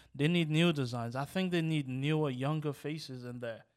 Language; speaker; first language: English; non-native, local second language; Yoruba